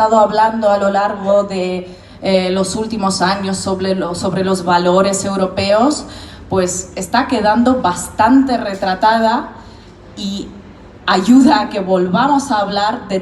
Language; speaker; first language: Spanish; non-native, fluent; Russian